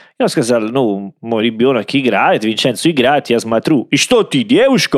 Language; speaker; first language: Russian; non-native, learner; Italian